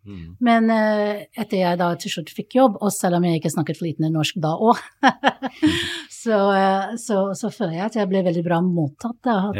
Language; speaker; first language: Norwegian; non-native, fluent; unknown